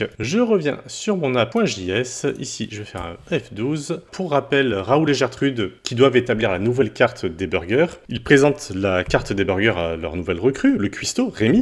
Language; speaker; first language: French; native; French